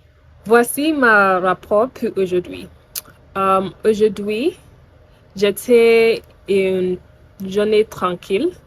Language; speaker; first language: French; non-native, learner; English